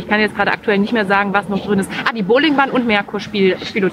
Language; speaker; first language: German; native; German